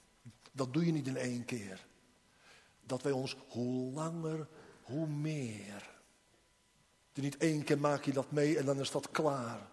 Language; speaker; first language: Dutch; native; Dutch